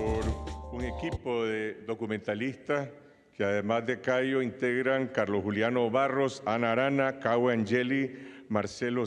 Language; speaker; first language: Spanish; native; Spanish